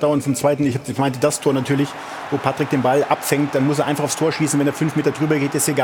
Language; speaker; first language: German; native; German